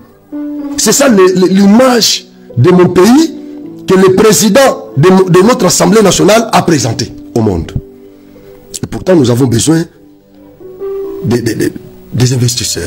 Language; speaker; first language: French; non-native, local second language; Lingala